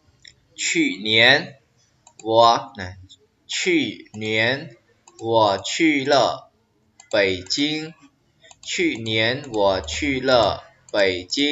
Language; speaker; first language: Chinese; non-native, fluent; Khmer